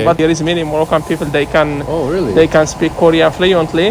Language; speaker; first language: English; non-native, fluent; Arabic